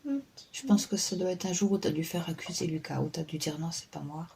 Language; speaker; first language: French; native; French